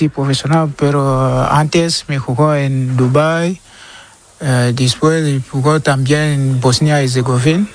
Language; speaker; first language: Spanish; non-native, learner; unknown